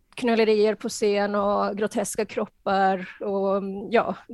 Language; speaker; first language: Swedish; early bilingual, heritage; Spanish